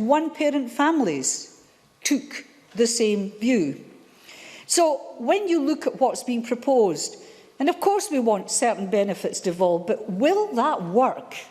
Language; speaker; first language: English; native; English